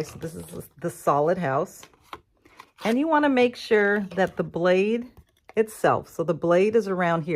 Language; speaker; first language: English; native; English